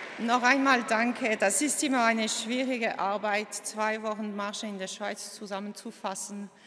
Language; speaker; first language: German; non-native, local second language; French